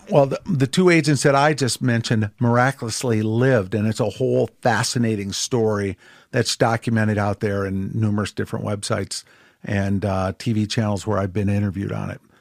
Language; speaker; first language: English; native; English